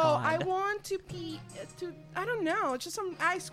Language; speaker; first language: English; non-native, fluent; Spanish